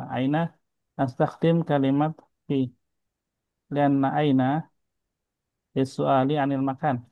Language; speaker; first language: Arabic; non-native, fluent; Indonesian